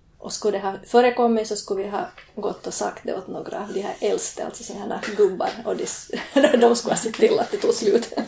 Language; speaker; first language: Swedish; native; Swedish